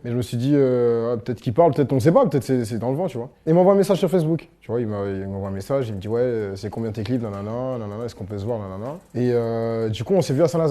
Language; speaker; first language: French; native; French